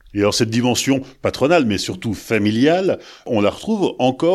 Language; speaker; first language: French; native; French